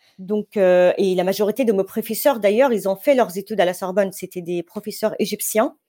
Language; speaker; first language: French; non-native, fluent; Arabic